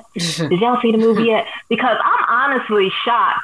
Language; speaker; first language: English; native; English